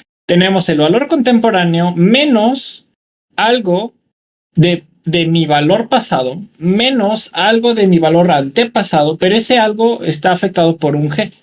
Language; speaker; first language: Spanish; native; Spanish